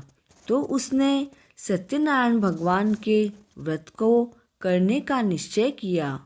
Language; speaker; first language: Hindi; native; Hindi